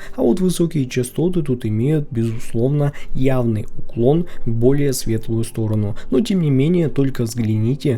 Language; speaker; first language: Russian; native; Russian